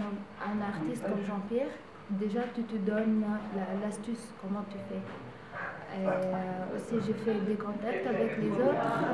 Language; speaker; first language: French; non-native, local second language; Arabic